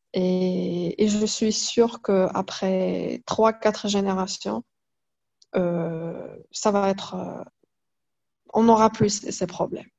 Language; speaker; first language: French; non-native, local second language; Arabic